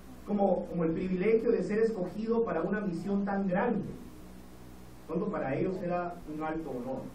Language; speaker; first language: Spanish; native; Spanish